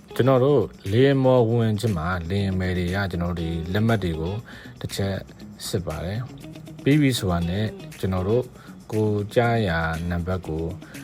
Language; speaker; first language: Burmese; native; Burmese